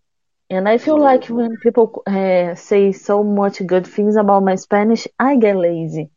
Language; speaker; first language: English; non-native, fluent; Portuguese